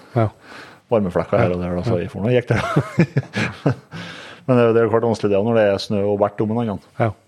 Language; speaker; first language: Norwegian; native; Norwegian